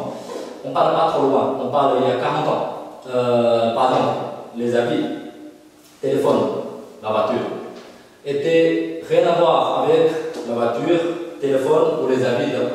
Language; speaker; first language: French; non-native, fluent; Chinese